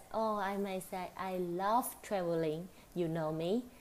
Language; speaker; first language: English; non-native, fluent; Vietnamese